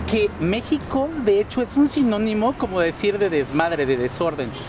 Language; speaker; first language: Spanish; native; Spanish